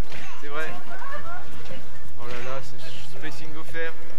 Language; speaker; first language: French; native; French